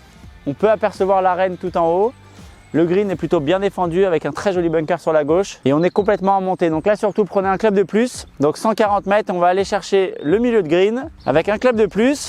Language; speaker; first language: French; native; French